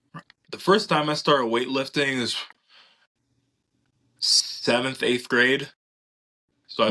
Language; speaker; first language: English; native; English